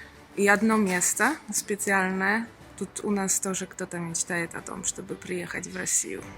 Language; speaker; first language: Russian; non-native, fluent; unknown